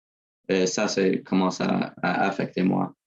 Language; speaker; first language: French; non-native, learner; English